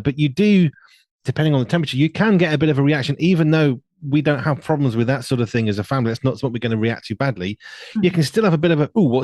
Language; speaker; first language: English; native; English